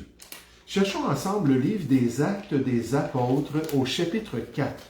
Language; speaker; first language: French; native; French